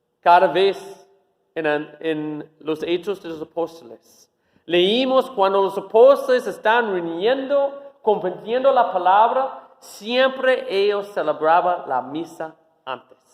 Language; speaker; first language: Spanish; non-native, fluent; English